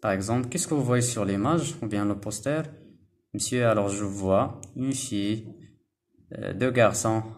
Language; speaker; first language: French; non-native, local second language; Arabic